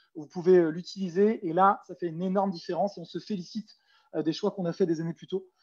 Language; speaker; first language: French; native; French